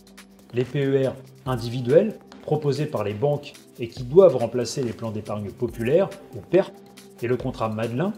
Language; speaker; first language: French; native; French